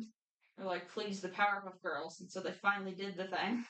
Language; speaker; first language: English; native; English